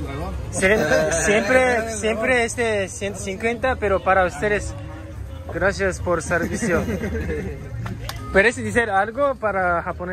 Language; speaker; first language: Spanish; non-native, learner; Japanese